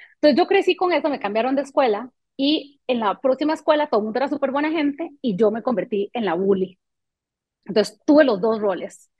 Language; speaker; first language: Spanish; early bilingual, other home language; French